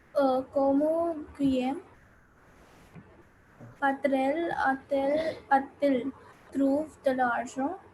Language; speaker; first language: French; non-native, learner; Hindi